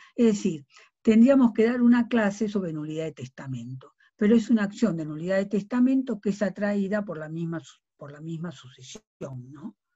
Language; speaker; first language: Spanish; native; Spanish